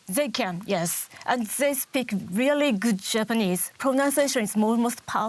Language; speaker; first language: English; non-native, learner; Japanese